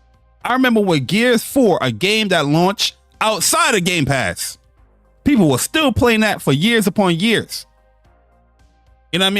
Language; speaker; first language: English; native; English